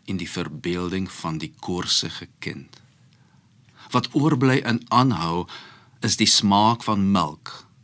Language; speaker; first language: Afrikaans; non-native, fluent; Polish